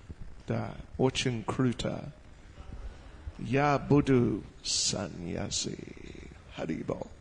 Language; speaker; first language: Russian; non-native, learner; English